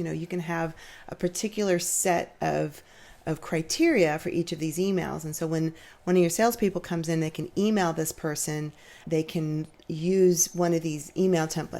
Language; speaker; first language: English; native; English